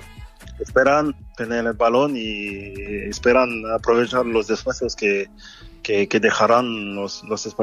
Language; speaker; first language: Spanish; non-native, fluent; French